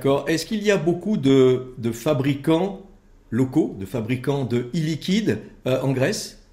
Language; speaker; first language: French; native; French